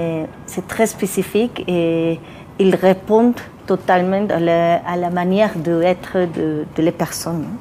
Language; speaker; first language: French; non-native, fluent; Spanish